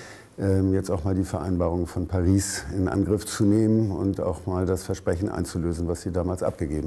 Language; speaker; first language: German; native; German